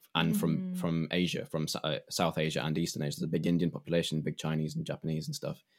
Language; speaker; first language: English; native; English